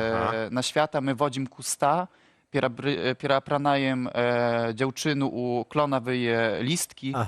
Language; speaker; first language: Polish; non-native, local second language; Ukrainian